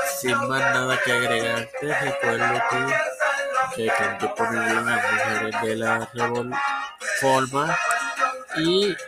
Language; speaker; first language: Spanish; native; Spanish